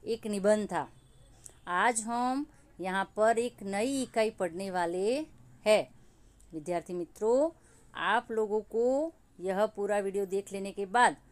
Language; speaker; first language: Hindi; non-native, local second language; Gujarati